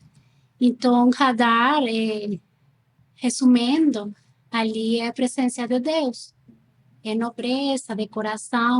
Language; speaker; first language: Portuguese; non-native, fluent; Spanish